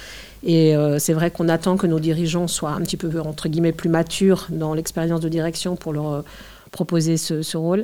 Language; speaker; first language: French; native; French